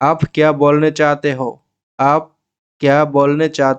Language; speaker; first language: Hindi; non-native, learner; Bangla